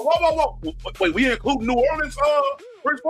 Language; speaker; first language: English; native; English